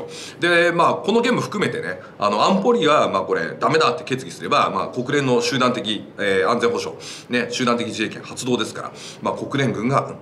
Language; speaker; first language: Japanese; native; Japanese